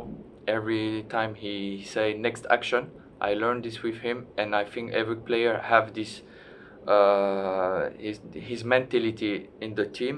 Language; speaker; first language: English; non-native, learner; French